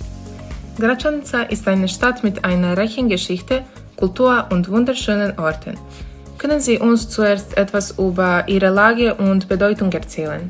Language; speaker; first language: German; non-native, learner; Bosnian